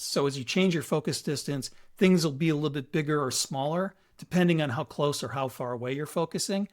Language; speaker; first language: English; native; English